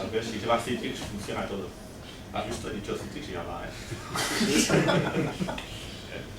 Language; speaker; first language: Spanish; native; Spanish